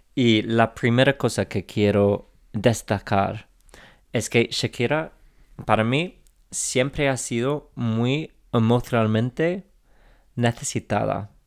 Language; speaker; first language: Spanish; non-native, fluent; English